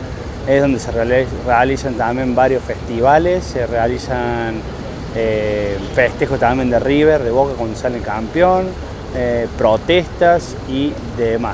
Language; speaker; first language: Spanish; native; Spanish